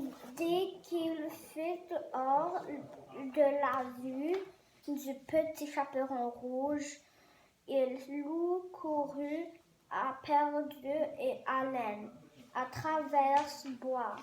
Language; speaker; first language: French; non-native, learner; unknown